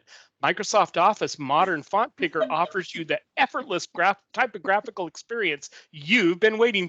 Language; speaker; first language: English; native; English